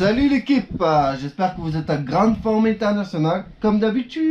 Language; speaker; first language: French; native; French